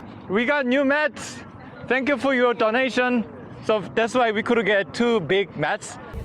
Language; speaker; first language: English; non-native, fluent; Korean